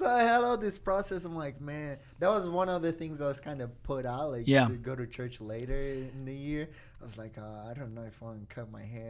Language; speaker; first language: English; non-native, fluent; Portuguese